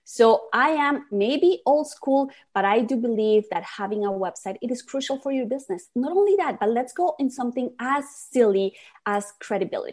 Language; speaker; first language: English; non-native, fluent; Spanish